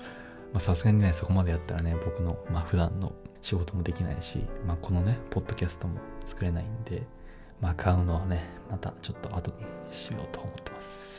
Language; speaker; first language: Japanese; native; Japanese